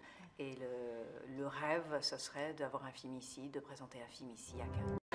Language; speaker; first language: French; non-native, fluent; English